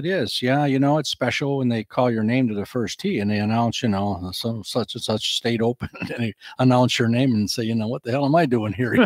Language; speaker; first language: English; native; English